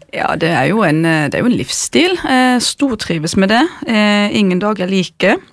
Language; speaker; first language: Norwegian; non-native, fluent; German